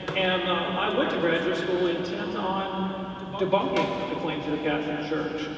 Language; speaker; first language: English; native; English